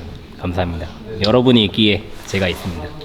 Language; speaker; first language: Korean; native; Korean